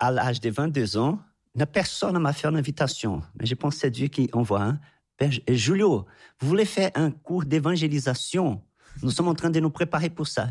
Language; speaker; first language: French; non-native, fluent; Portuguese